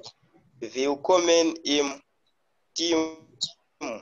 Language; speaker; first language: German; non-native, learner; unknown